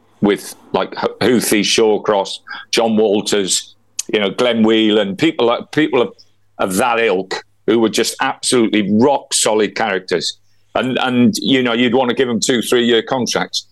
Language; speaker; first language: English; native; English